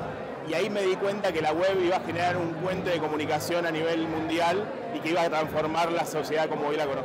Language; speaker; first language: Spanish; native; Spanish